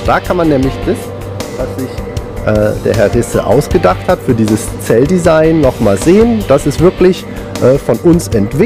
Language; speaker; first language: German; native; German